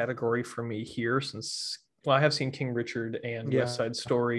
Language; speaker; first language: English; native; English